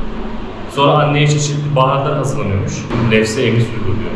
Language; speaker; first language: Turkish; native; Turkish